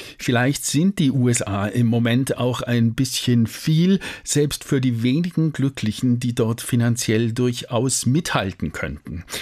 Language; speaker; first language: German; native; German